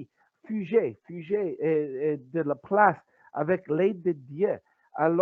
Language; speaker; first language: French; non-native, learner; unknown